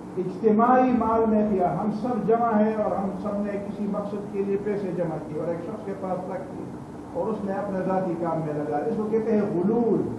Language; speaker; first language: Urdu; non-native, local second language; Pashto